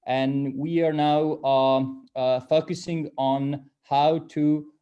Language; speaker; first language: English; non-native, fluent; Italian